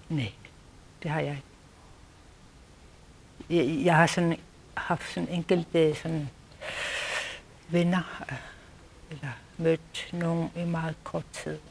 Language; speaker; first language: Danish; non-native, local second language; Kalaallisut